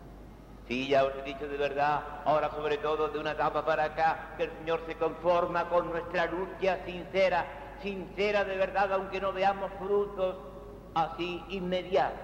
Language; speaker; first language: Spanish; native; Spanish